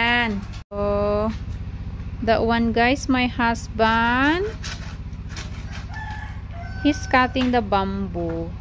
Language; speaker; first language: English; non-native, learner; Filipino